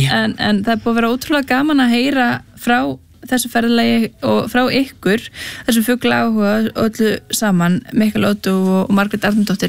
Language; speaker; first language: Icelandic; native; Icelandic